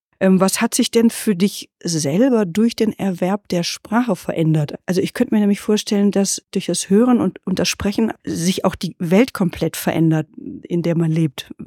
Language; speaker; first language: German; native; German